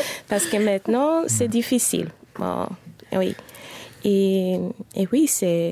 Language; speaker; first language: French; non-native, fluent; Spanish